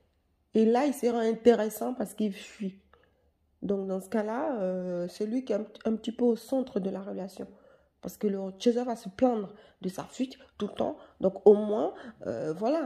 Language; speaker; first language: French; native; French